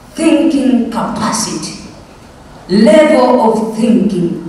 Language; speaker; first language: English; non-native, local second language; Swahili